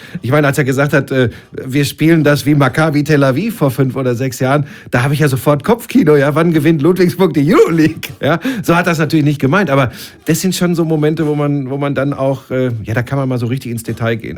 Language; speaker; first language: German; native; German